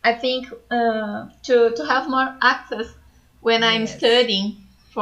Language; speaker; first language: English; non-native, learner; Portuguese